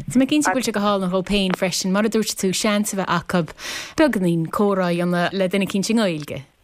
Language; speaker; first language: Irish; native; Irish